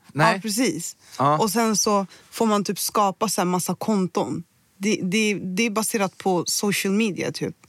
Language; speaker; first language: Swedish; early bilingual, other home language; Somali